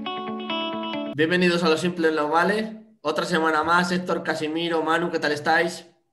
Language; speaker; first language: Spanish; native; Spanish